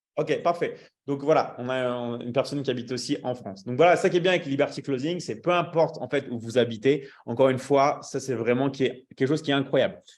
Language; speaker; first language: French; native; French